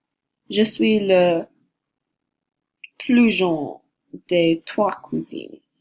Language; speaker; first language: French; non-native, learner; English